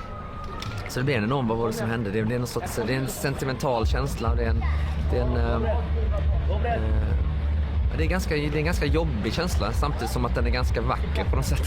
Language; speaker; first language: Swedish; native; Swedish